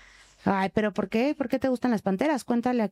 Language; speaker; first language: Spanish; native; Spanish